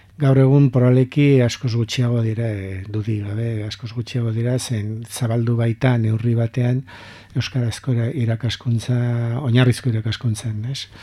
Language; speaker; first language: Basque; native; Basque